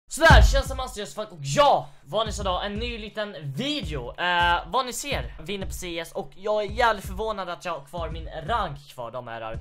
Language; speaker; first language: Swedish; native; Swedish